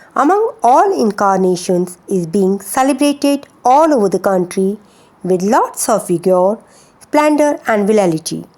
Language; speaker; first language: English; non-native, local second language; Hindi